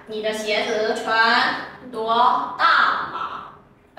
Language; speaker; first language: Chinese; non-native, fluent; Vietnamese